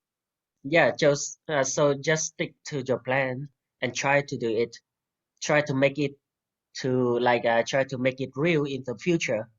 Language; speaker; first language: English; non-native, fluent; Vietnamese